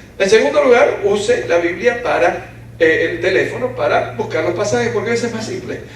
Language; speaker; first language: Spanish; early bilingual, other home language; Ukrainian